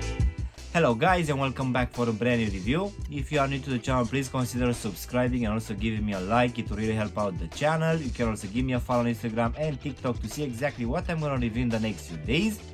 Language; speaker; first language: English; non-native, fluent; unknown